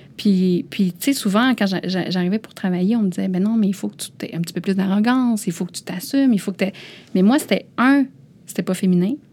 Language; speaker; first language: French; early bilingual, other home language; Lao